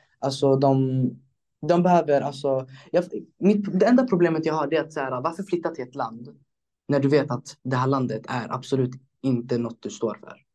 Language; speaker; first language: Swedish; early bilingual, other home language; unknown